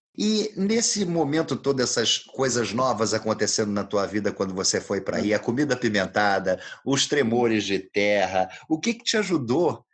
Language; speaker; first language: Portuguese; native; Portuguese